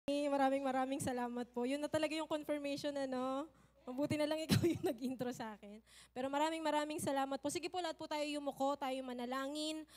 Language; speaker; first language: Filipino; native; Filipino